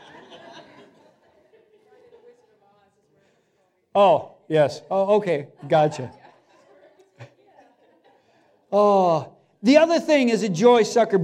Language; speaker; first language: English; native; English